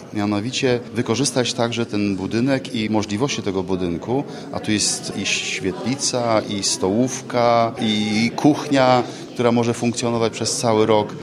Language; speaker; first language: Polish; native; Polish